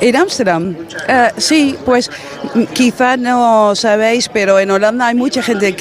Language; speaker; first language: Spanish; non-native, fluent; Dutch